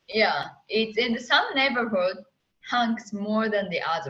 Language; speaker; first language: English; non-native, fluent; Japanese